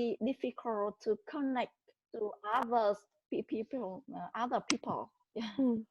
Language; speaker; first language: English; non-native, learner; Vietnamese